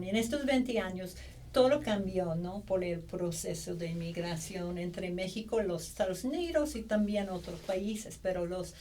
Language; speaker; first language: Spanish; non-native, fluent; English